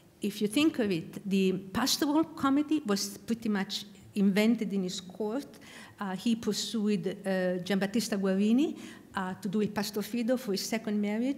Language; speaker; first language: English; non-native, fluent; Italian